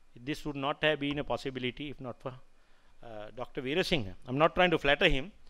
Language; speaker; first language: English; non-native, local second language; Sinhala